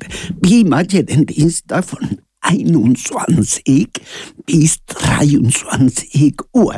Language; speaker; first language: German; non-native, learner; Spanish